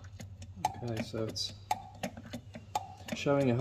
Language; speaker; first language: English; native; English